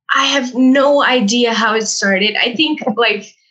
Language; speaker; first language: English; non-native, fluent; Portuguese